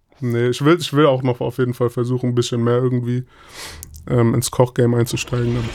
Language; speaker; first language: German; native; German